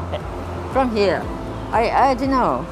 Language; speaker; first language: English; non-native, learner; Thai